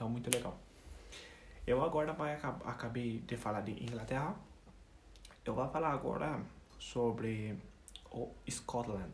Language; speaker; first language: Portuguese; non-native, fluent; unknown